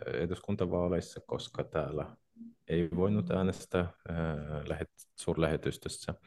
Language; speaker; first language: Finnish; non-native, fluent; Russian